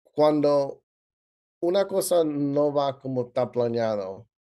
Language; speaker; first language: Spanish; early bilingual, other home language; English